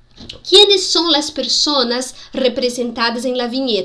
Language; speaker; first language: Spanish; non-native, fluent; Portuguese